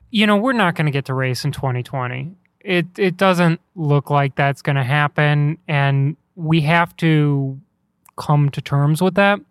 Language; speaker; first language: English; native; English